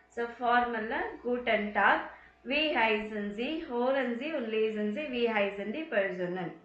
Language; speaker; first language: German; non-native, fluent; Tamil